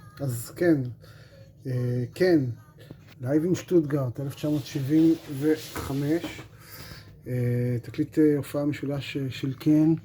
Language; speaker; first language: Hebrew; native; Hebrew